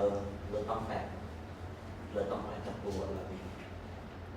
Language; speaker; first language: French; non-native, learner; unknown